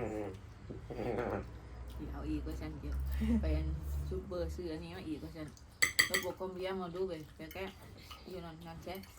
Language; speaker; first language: Spanish; non-native, learner; Thai